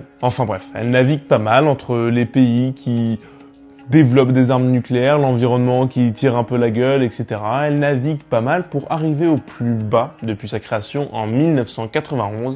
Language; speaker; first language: French; native; French